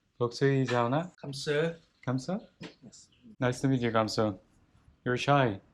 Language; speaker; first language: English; non-native, learner; Korean